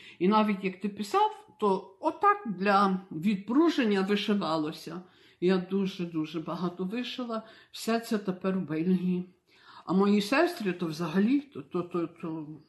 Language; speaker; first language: Ukrainian; early bilingual, heritage; Ukrainian